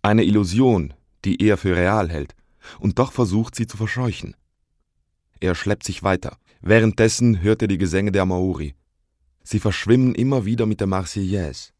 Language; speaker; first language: German; native; German